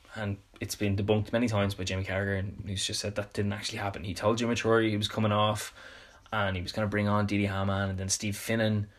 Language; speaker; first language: English; native; English